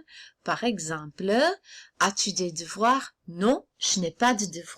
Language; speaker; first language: French; non-native, fluent; English